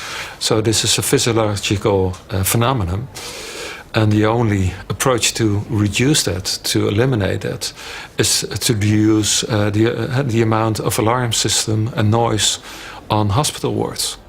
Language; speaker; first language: English; non-native, fluent; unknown